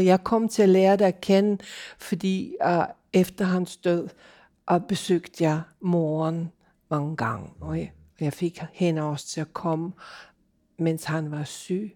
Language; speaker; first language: Danish; non-native, fluent; English